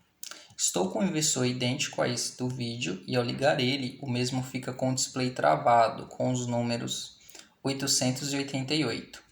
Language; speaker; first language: Portuguese; native; Portuguese